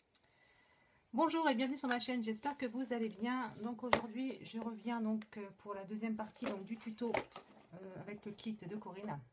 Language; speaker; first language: French; native; French